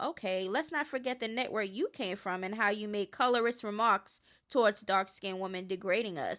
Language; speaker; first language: English; native; English